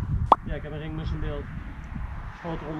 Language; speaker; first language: Dutch; native; Dutch